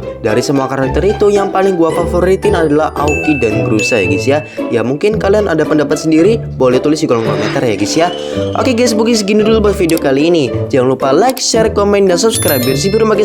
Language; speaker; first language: Indonesian; native; Indonesian